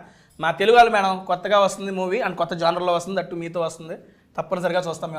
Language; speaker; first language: Telugu; native; Telugu